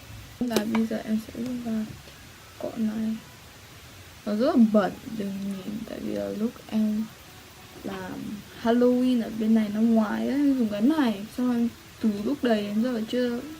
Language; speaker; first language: Vietnamese; early bilingual, heritage; Vietnamese